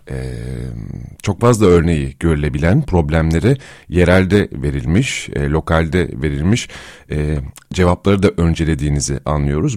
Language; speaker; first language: Turkish; native; Turkish